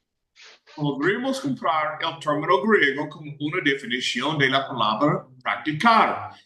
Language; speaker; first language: Spanish; non-native, fluent; English